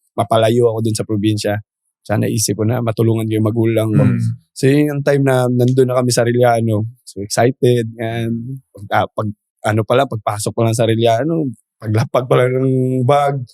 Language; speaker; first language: Filipino; non-native, local second language; Cebuano